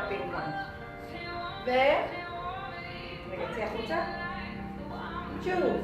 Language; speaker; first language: Hebrew; native; Hebrew